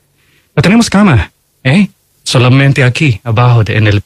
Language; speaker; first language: Spanish; non-native, fluent; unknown